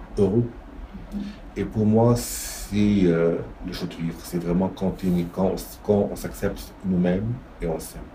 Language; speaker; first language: French; non-native, local second language; Arabic